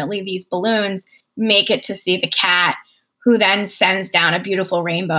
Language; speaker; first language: English; native; English